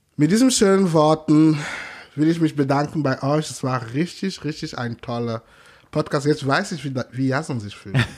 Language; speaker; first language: German; non-native, fluent; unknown